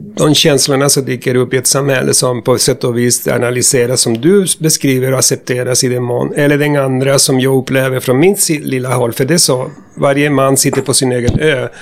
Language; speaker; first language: Swedish; non-native, fluent; Spanish